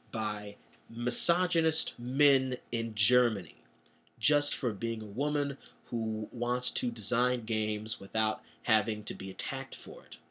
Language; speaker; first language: English; native; English